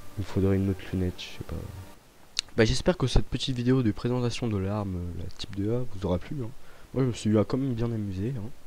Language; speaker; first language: French; native; French